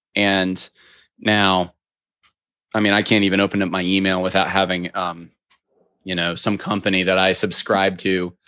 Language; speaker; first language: English; native; English